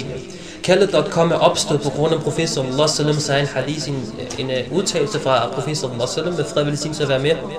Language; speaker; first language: Danish; early bilingual, other home language; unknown